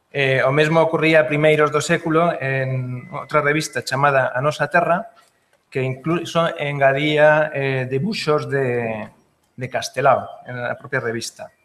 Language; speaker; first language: Galician; non-native, local second language; Spanish